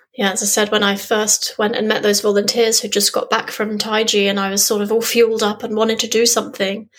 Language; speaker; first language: English; native; English